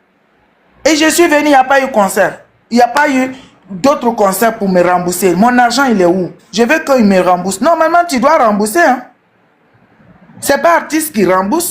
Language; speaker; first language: French; non-native, local second language; Bambara